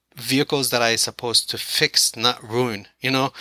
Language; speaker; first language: English; non-native, fluent; Arabic